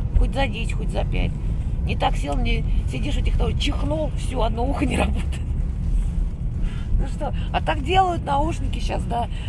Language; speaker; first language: Russian; native; Russian